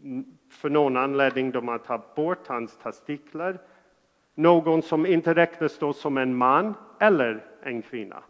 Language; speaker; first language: Swedish; non-native, fluent; English